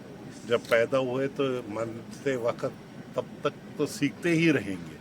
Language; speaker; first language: Hindi; non-native, local second language; Telugu